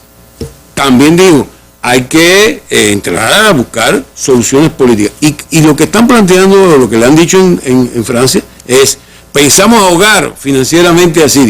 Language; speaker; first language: Spanish; native; Spanish